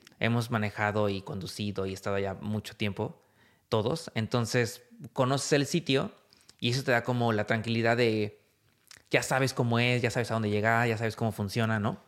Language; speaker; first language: Spanish; native; Spanish